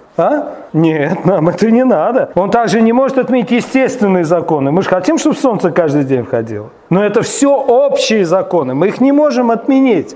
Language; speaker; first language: Russian; native; Russian